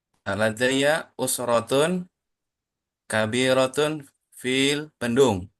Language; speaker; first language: Arabic; non-native, learner; Indonesian